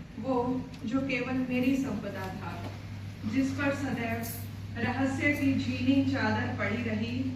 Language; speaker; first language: Hindi; non-native, local second language; Punjabi